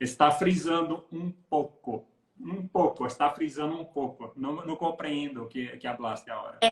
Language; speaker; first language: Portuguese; non-native, learner; Spanish